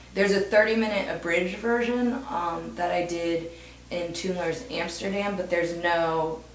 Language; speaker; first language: English; native; English